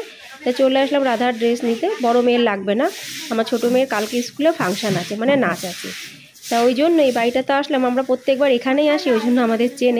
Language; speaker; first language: Bangla; native; Bangla